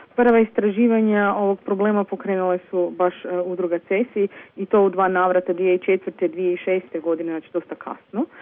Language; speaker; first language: Serbian; native; Serbian